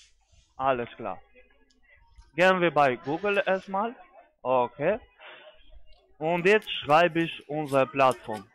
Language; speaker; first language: German; non-native, fluent; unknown